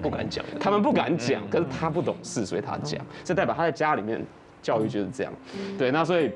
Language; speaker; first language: Chinese; native; Chinese